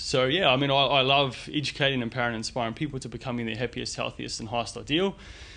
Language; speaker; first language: English; native; English